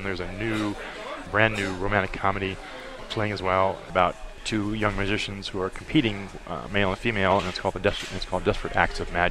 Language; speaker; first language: English; native; English